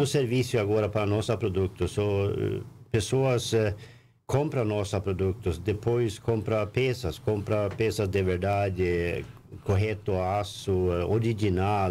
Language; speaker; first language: Portuguese; non-native, learner; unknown